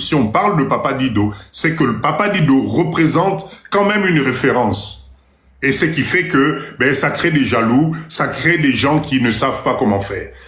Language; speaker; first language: French; non-native, local second language; Lingala